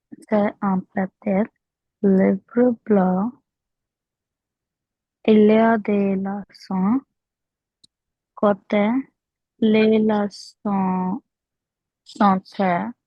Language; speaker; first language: French; non-native, learner; Hindi